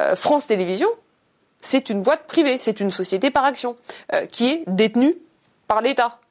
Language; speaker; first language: French; native; French